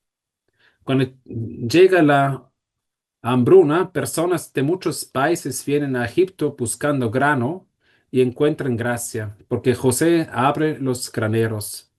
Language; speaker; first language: Spanish; non-native, fluent; German